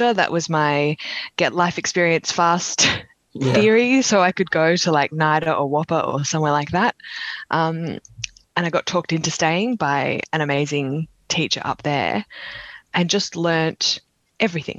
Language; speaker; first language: English; native; English